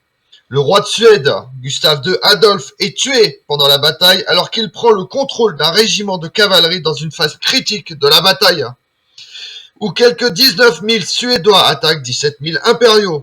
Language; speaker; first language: French; native; French